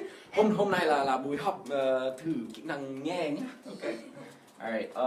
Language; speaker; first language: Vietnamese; non-native, fluent; English